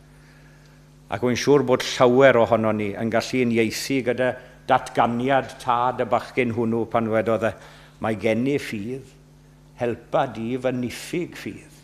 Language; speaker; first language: Welsh; native; Welsh